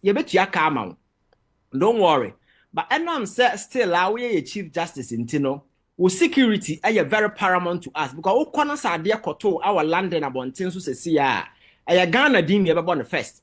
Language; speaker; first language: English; non-native, local second language; Akan